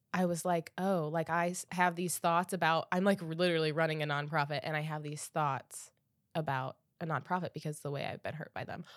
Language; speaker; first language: English; native; English